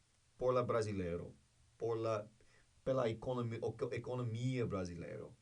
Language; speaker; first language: Portuguese; non-native, learner; English